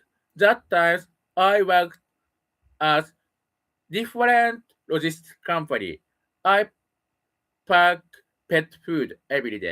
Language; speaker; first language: English; non-native, learner; Japanese